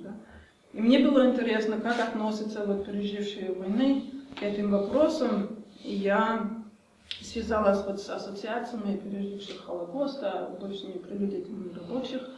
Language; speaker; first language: Russian; non-native, fluent; German